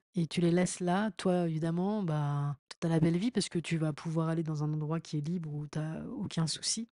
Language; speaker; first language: French; native; French